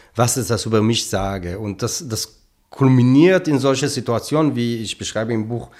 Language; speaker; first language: German; non-native, fluent; Hebrew